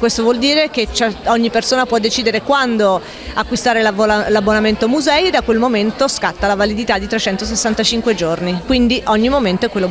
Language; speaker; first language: Italian; native; Italian